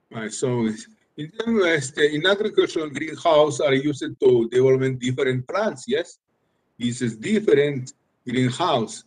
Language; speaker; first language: English; non-native, learner; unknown